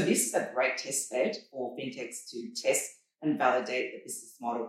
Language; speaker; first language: English; native; English